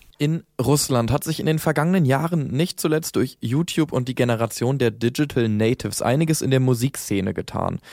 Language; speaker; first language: German; native; German